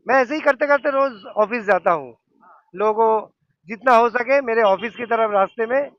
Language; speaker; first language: Hindi; non-native, local second language; Bangla